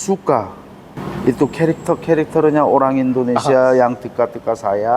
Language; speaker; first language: Indonesian; non-native, learner; Korean